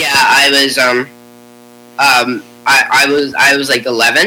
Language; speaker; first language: English; native; English